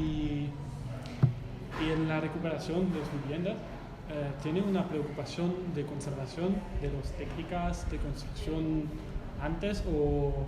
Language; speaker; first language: Spanish; non-native, learner; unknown